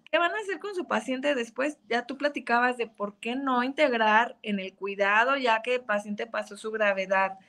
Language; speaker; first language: Spanish; native; Spanish